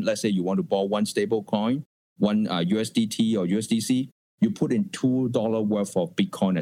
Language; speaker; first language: English; non-native, local second language; Cantonese